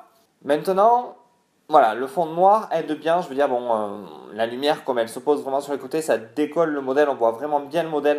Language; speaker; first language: French; native; French